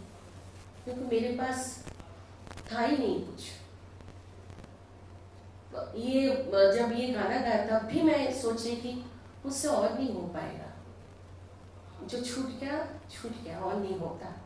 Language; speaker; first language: Hindi; non-native, local second language; Bangla